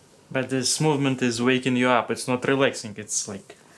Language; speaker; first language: English; non-native, fluent; Russian